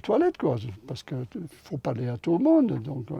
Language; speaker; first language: French; non-native, local second language; Dutch